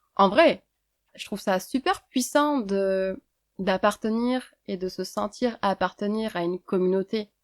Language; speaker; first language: French; native; French